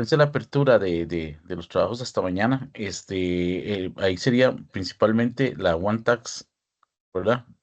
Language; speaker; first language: Spanish; native; Spanish